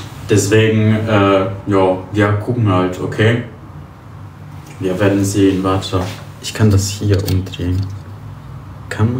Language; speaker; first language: German; early bilingual, other home language; Polish